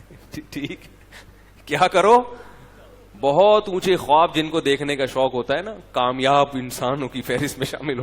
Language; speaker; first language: Urdu; native; Urdu